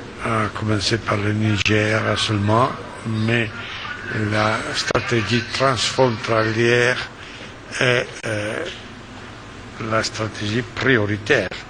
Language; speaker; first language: French; non-native, fluent; Italian